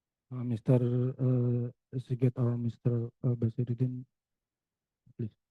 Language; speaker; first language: English; non-native, learner; Indonesian